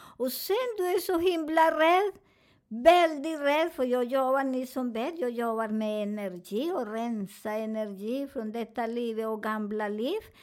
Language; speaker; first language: Swedish; non-native, learner; Spanish